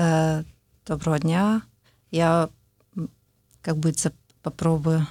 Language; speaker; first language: Ukrainian; non-native, local second language; Russian